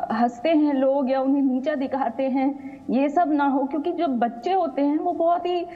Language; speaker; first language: Hindi; native; Hindi